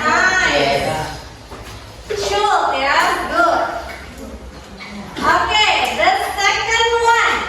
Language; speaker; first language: English; non-native, fluent; Indonesian